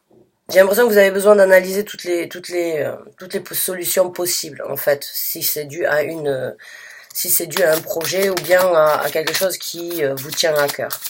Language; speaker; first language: French; native; French